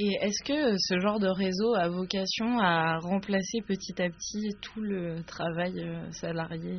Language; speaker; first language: French; native; French